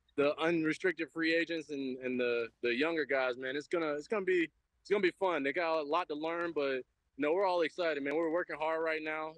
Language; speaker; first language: English; native; English